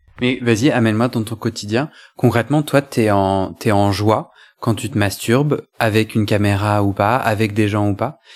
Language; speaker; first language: French; native; French